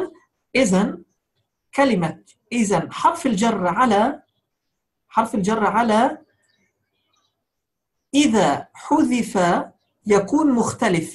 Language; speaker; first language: Arabic; native; Arabic